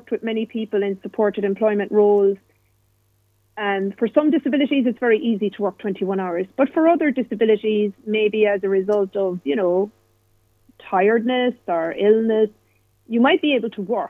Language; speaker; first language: English; native; English